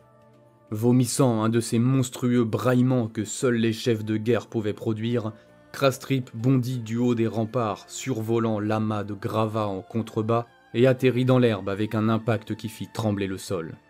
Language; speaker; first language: French; native; French